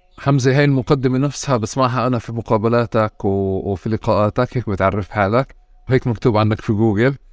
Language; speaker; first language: Arabic; native; Arabic